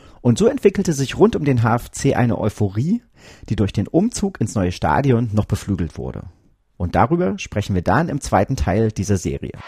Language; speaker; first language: German; native; German